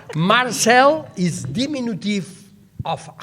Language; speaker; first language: English; non-native, learner; Catalan